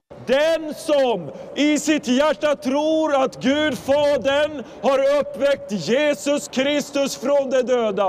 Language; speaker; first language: Swedish; non-native, fluent; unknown